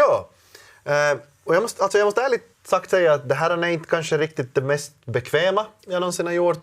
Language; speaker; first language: Swedish; native; Swedish